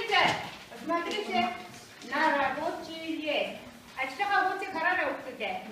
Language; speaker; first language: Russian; non-native, fluent; Mongolian